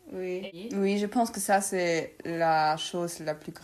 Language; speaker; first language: French; non-native, local second language; Luxembourgish